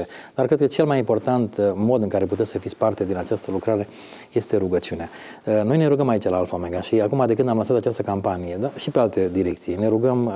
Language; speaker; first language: Romanian; native; Romanian